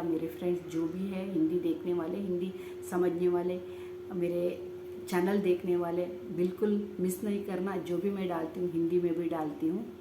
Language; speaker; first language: Hindi; non-native, local second language; Kannada